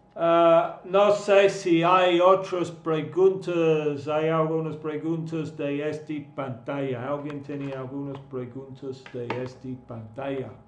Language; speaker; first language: Spanish; non-native, fluent; English